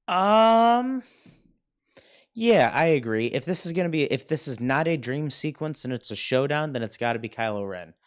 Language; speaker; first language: English; native; English